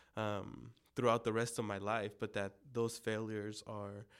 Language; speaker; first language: English; early bilingual, other home language; Spanish